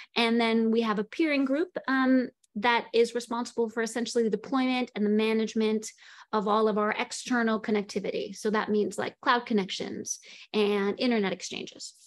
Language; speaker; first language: English; native; English